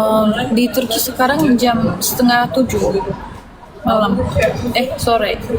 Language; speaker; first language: Indonesian; non-native, learner; Turkish